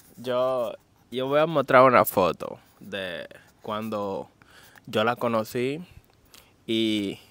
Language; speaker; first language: Spanish; native; Spanish